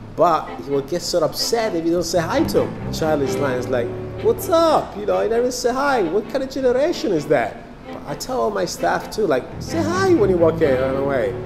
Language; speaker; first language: English; non-native, fluent; Italian